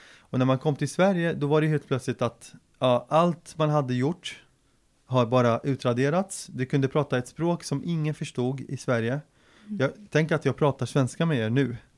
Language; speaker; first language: Swedish; early bilingual, other home language; Arabic